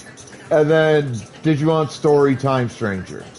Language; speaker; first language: English; native; English